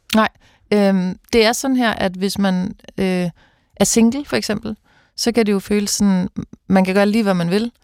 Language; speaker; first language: Danish; native; Danish